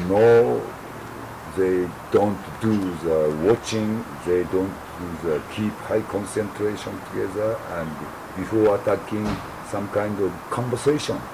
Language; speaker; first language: English; non-native, learner; Japanese